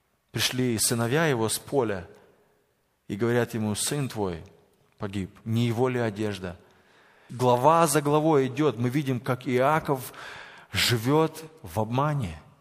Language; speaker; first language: Russian; native; Russian